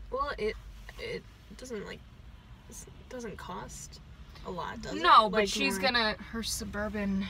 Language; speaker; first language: English; native; English